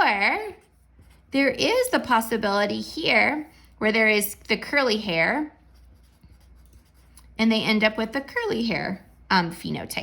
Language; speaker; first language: English; native; English